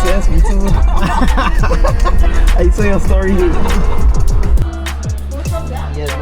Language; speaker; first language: English; non-native, fluent; French